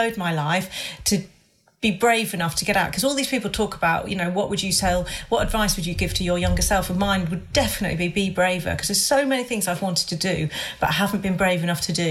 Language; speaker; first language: English; native; English